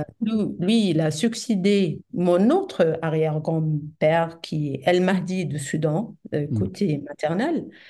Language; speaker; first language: French; non-native, fluent; Arabic